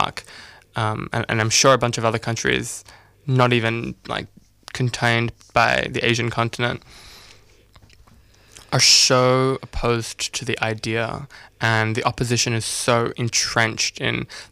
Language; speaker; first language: English; native; English